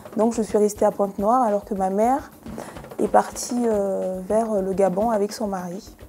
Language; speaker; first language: French; early bilingual, other home language; Lingala